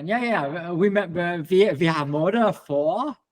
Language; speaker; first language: Danish; non-native, learner; English